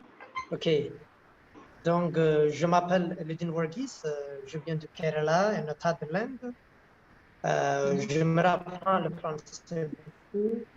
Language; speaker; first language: French; non-native, learner; Malayalam